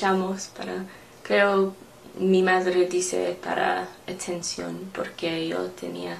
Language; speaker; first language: Spanish; non-native, learner; English